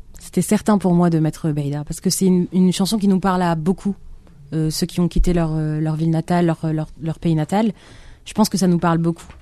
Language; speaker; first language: French; non-native, local second language; Arabic